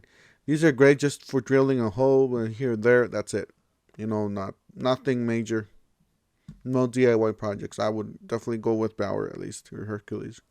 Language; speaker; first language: English; native; English